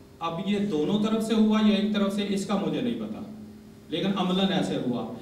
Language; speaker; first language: Urdu; non-native, local second language; Punjabi